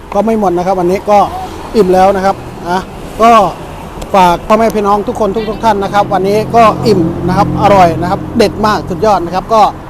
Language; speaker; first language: Thai; native; Thai